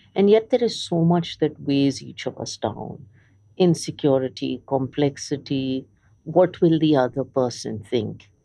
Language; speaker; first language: English; early bilingual, other home language; Hindi